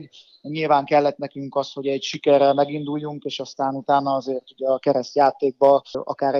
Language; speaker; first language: Hungarian; native; Hungarian